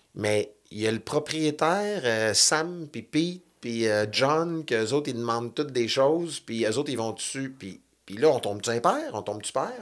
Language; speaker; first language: French; native; French